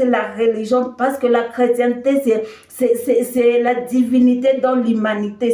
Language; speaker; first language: French; non-native, local second language; Swahili